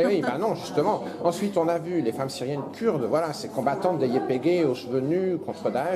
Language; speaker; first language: French; native; French